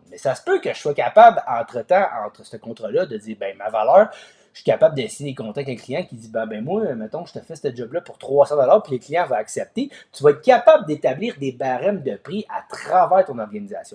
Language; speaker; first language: French; native; French